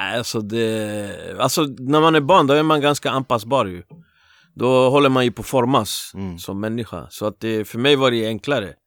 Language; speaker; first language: Swedish; early bilingual, other home language; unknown